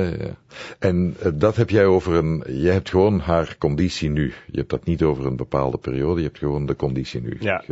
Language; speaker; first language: Dutch; native; Dutch